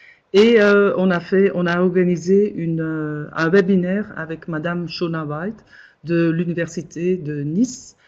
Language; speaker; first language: French; non-native, local second language; Dutch